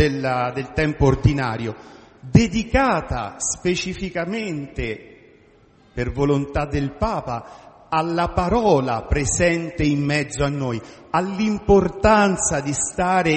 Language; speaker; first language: Italian; native; Italian